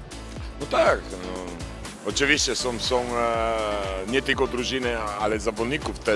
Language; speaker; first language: Polish; non-native, fluent; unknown